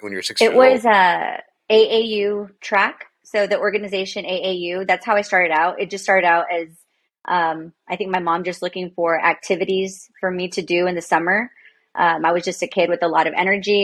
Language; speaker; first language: English; native; English